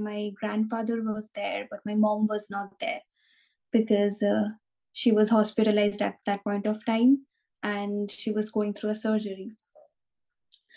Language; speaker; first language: English; non-native, local second language; Bangla